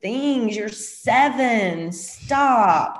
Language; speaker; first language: English; native; English